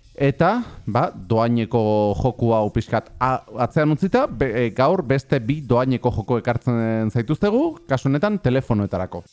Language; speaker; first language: Basque; native; Basque